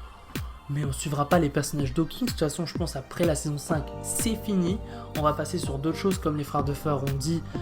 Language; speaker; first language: French; native; French